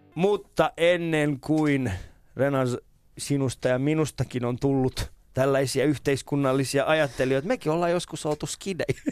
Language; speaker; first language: Finnish; early bilingual, other home language; Persian